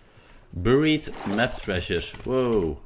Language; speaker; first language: English; non-native, fluent; Dutch